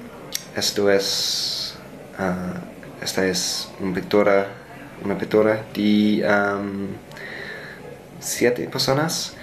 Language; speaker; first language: Spanish; non-native, learner; English